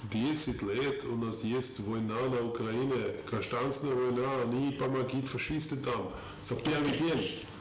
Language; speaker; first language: Russian; non-native, learner; German